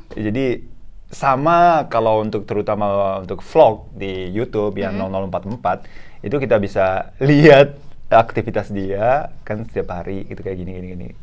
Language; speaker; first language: Indonesian; non-native, fluent; Japanese